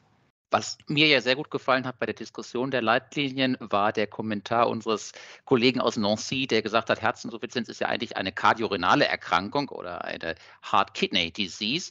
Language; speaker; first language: German; native; German